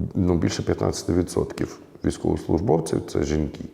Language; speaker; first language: Ukrainian; non-native, local second language; Russian